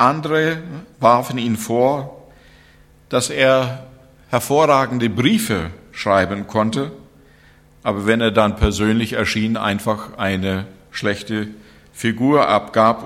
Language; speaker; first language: German; non-native, fluent; English